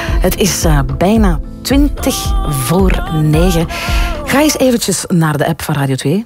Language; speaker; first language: Dutch; native; Dutch